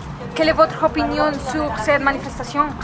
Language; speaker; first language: French; non-native, learner; Spanish